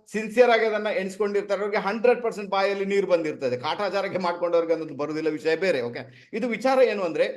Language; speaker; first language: Kannada; non-native, local second language; Tulu